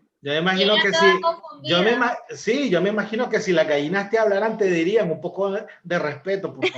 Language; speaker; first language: Spanish; native; Spanish